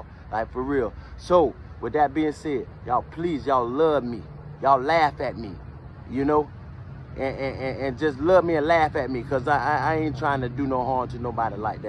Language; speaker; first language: English; native; English